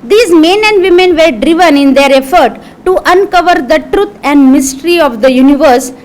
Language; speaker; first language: English; non-native, local second language; Marathi